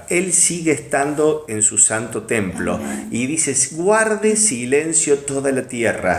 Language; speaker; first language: Spanish; native; Spanish